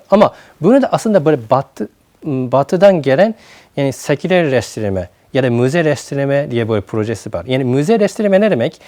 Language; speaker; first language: Turkish; non-native, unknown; Japanese